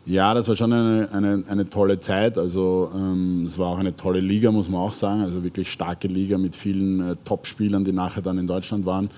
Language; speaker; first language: German; native; German